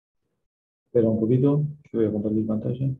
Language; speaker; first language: Spanish; native; Spanish